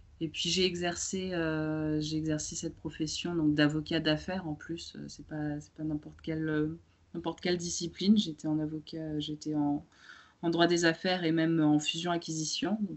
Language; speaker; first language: French; early bilingual, other home language; Romanian